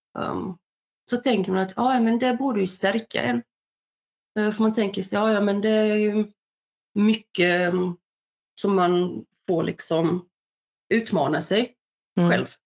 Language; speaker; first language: Swedish; early bilingual, other home language; Bosnian